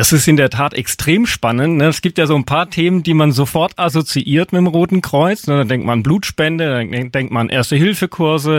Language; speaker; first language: German; native; German